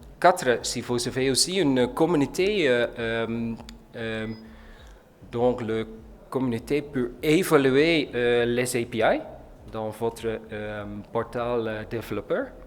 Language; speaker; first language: French; non-native, learner; Dutch